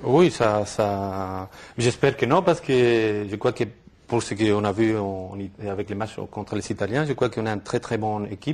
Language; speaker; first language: French; non-native, fluent; Spanish